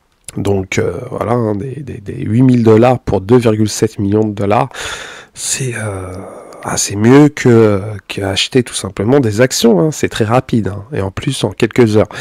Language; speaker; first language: French; native; French